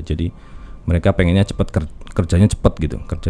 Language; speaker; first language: Indonesian; native; Indonesian